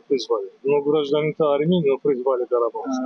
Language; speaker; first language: Russian; non-native, learner; Azerbaijani